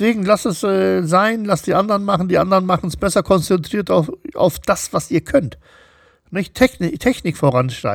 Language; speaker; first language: German; native; German